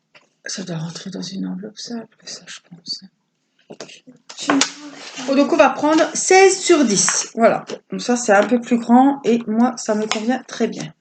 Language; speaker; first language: French; native; French